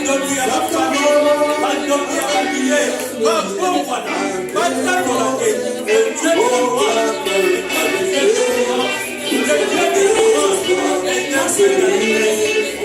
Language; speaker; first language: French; non-native, local second language; Lingala